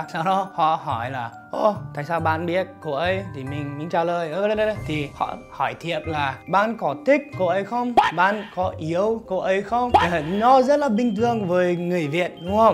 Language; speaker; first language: Vietnamese; non-native, fluent; English